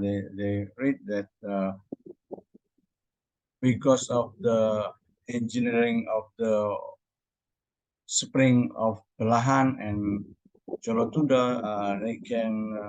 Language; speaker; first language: English; non-native, learner; Indonesian